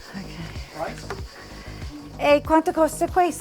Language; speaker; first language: Italian; non-native, learner; English